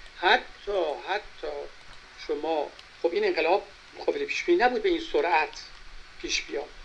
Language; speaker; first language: Persian; native; Persian